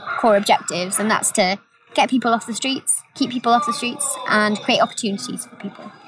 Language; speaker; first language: English; native; English